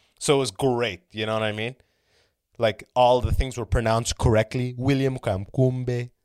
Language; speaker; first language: English; early bilingual, other home language; Arabic